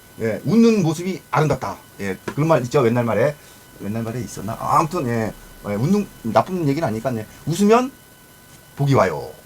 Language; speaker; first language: Korean; native; Korean